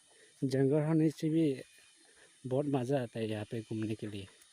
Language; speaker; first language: Hindi; non-native, local second language; Kok Borok